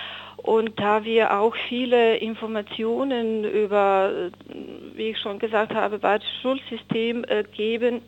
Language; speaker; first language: German; non-native, fluent; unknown